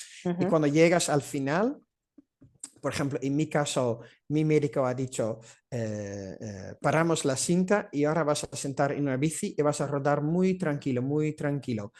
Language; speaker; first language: Spanish; non-native, fluent; Dutch